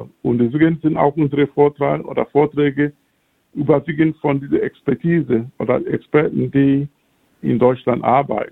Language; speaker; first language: German; non-native, fluent; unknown